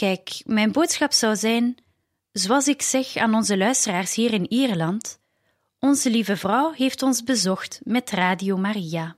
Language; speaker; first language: Dutch; native; Dutch